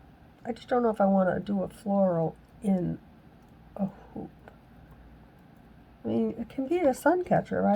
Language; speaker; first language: English; native; English